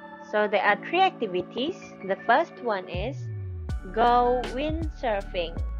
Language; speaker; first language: English; non-native, local second language; Malay